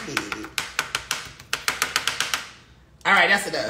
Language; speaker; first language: English; native; English